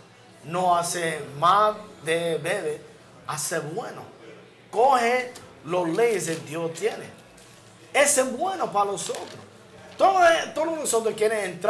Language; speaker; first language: Spanish; non-native, learner; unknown